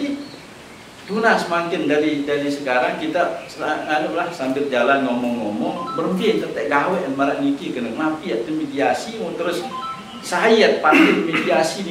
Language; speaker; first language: Indonesian; non-native, local second language; Sasak